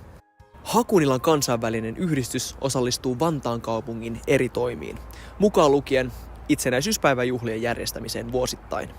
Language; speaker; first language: Finnish; native; Finnish